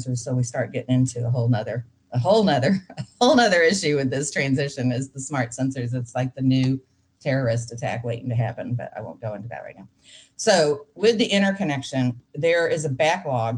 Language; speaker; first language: English; native; English